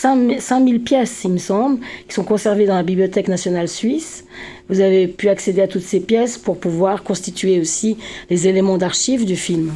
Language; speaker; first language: French; native; French